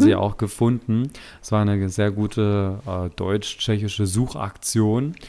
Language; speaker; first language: German; native; German